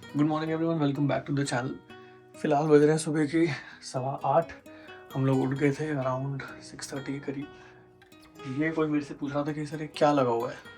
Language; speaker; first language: Hindi; native; Hindi